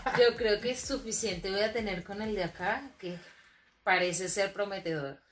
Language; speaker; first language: Spanish; native; Spanish